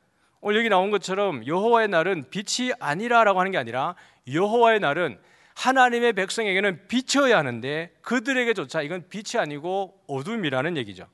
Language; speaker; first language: Korean; native; Korean